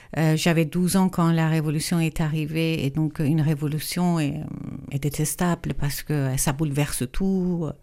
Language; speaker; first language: French; non-native, fluent; Persian